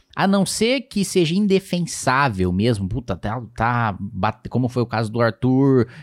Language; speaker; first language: Portuguese; native; Portuguese